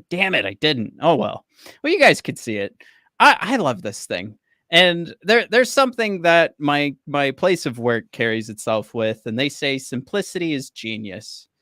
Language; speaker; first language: English; native; English